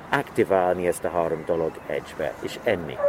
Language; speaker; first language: Hungarian; non-native, learner; English